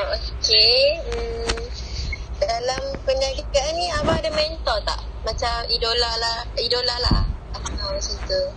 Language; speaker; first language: Malay; native; Malay